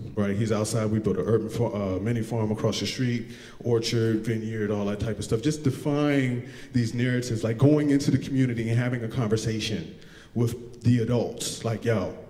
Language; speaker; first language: English; native; English